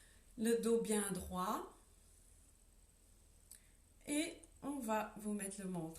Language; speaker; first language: French; native; French